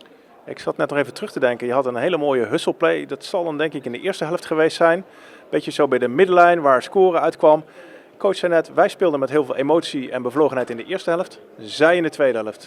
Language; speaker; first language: Dutch; native; Dutch